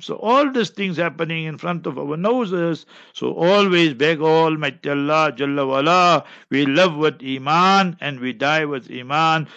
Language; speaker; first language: English; native; English